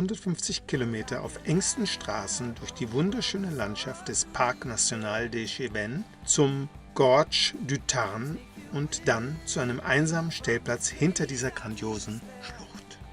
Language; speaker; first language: German; native; German